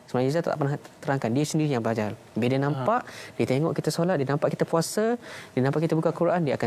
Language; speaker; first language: Malay; native; Malay